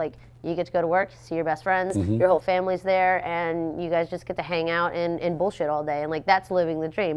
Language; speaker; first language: English; native; English